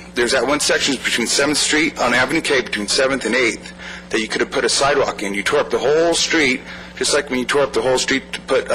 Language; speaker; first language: English; native; English